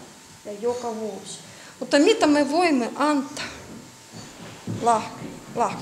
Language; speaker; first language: Finnish; non-native, learner; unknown